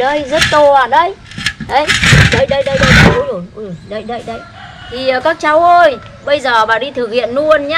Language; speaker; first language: Vietnamese; native; Vietnamese